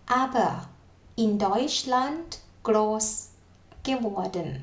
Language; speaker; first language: German; non-native, fluent; Thai